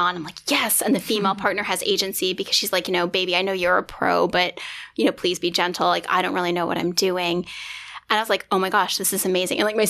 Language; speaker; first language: English; native; English